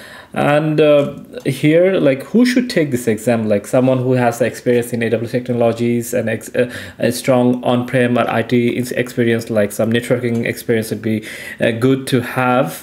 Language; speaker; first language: English; non-native, local second language; Bangla